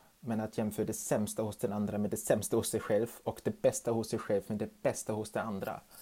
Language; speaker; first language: Swedish; non-native, fluent; German